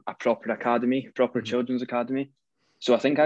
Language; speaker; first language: English; native; English